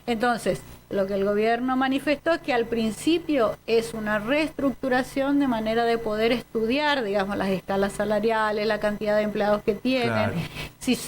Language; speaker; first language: Spanish; native; Spanish